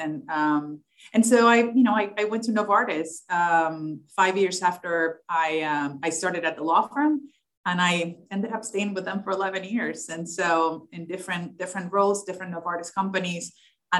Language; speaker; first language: English; non-native, fluent; Spanish